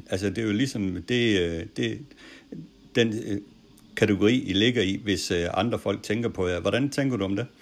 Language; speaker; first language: Danish; native; Danish